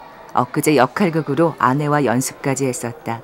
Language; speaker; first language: Korean; native; Korean